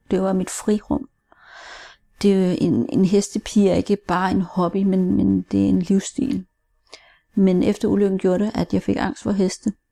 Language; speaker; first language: Danish; native; Danish